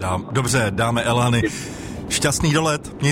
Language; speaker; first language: Czech; native; Czech